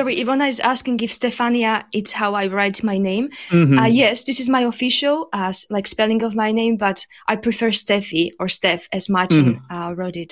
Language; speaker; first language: English; non-native, fluent; Slovak